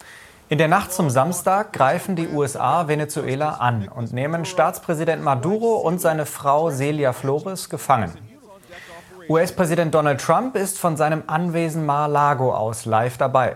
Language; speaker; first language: German; native; German